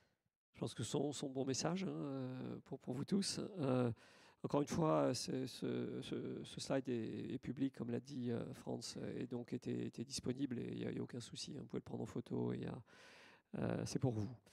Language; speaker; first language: French; native; French